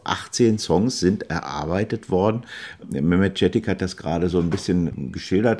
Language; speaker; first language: German; native; German